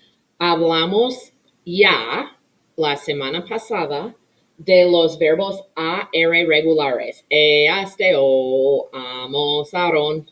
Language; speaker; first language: Spanish; non-native, fluent; English